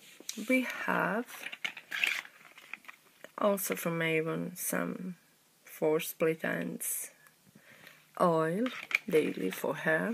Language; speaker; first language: English; non-native, learner; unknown